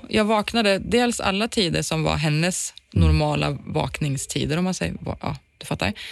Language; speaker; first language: Swedish; native; Swedish